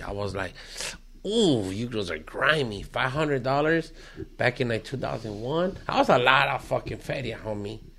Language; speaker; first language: English; early bilingual, other home language; Spanish